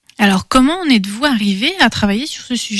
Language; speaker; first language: French; native; French